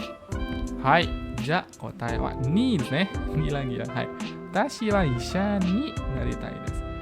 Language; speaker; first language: Japanese; non-native, fluent; Indonesian